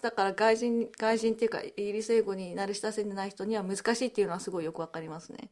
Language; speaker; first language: Japanese; early bilingual, heritage; Japanese